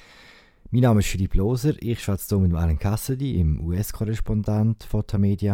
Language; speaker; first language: German; native; German